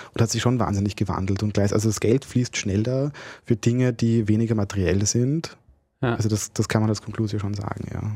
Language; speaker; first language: German; early bilingual, other home language; Bosnian